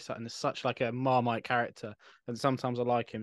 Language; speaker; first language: English; native; English